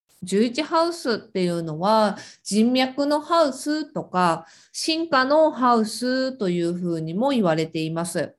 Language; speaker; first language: Japanese; native; Japanese